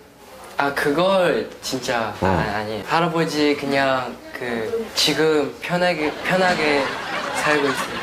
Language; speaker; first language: Korean; non-native, learner; Chinese